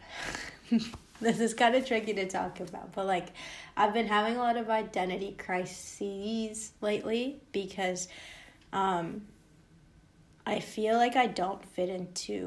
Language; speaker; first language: English; native; English